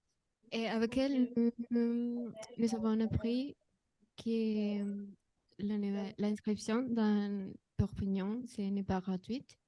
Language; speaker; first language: French; non-native, learner; Spanish